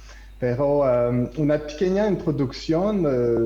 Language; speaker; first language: Spanish; non-native, learner; French